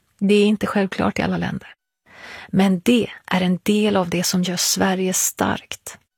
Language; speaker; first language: Swedish; early bilingual, other home language; Persian